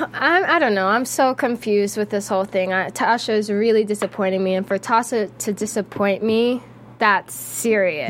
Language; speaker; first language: English; native; English